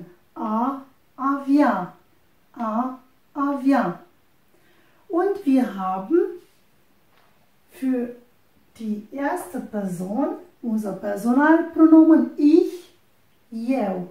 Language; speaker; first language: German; non-native, fluent; Romanian